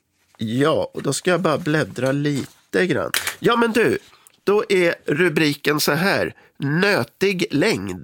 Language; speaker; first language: Swedish; native; Swedish